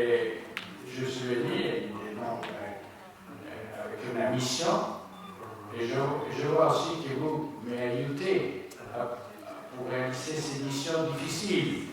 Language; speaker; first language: French; non-native, learner; Spanish